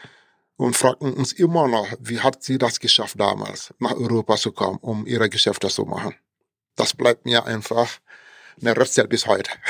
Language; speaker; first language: German; non-native, fluent; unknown